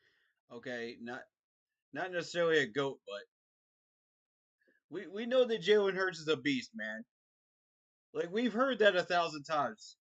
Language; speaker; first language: English; native; English